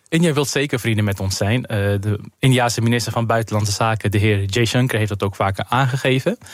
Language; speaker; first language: Dutch; native; Dutch